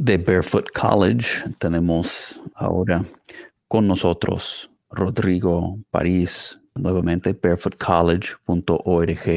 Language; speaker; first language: Spanish; non-native, fluent; English